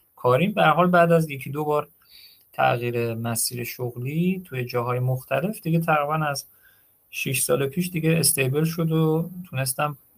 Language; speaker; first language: Persian; native; Persian